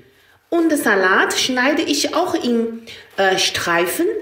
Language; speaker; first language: German; non-native, learner; Chinese